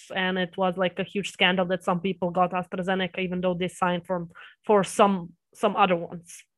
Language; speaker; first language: English; early bilingual, other home language; Serbian